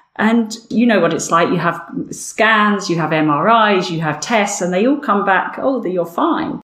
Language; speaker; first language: English; native; English